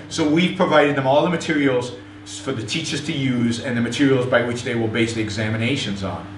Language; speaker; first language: English; non-native, fluent; Hebrew